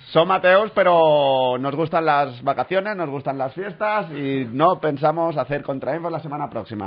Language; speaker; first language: Spanish; non-native, local second language; Catalan